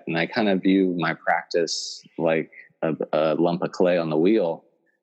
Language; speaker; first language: English; native; English